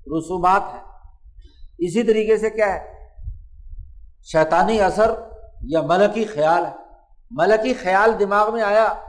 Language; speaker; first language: Urdu; non-native, local second language; Punjabi